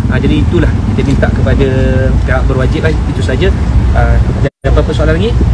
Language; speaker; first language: Malay; native; Malay